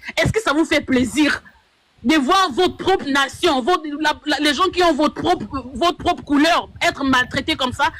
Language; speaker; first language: French; non-native, local second language; Lingala